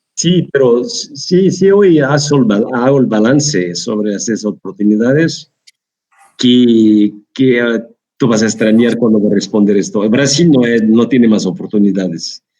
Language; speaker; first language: Spanish; non-native, fluent; Arabic